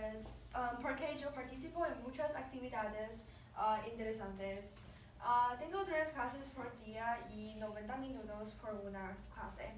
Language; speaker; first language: Spanish; non-native, learner; English